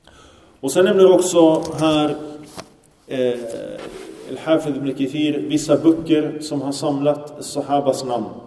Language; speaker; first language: Swedish; early bilingual, other home language; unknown